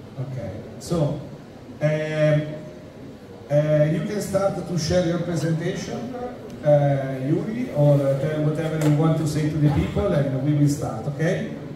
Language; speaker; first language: English; non-native, fluent; Italian